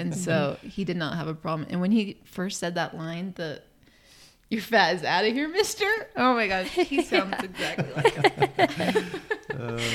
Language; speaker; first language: English; native; English